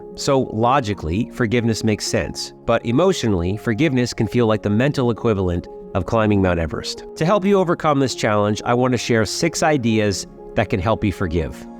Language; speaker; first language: English; native; English